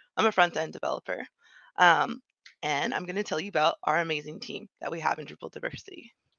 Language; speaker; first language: English; native; English